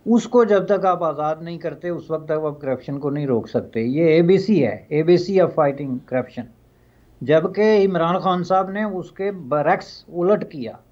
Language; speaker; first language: Urdu; non-native, local second language; Pahari-Potwari